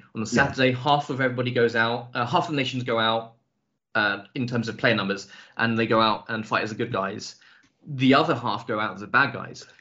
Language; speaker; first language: English; native; English